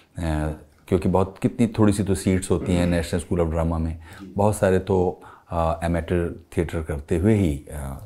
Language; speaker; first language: Hindi; native; Hindi